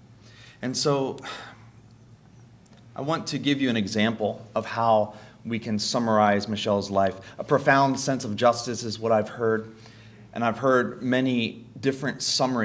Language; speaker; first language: English; native; English